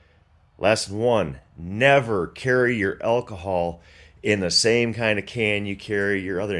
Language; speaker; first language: English; native; English